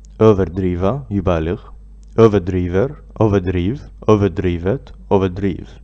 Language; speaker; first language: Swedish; non-native, fluent; Arabic